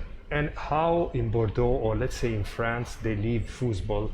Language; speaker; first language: English; non-native, fluent; Italian